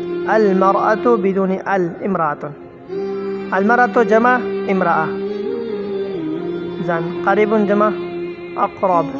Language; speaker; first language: Arabic; non-native, fluent; Persian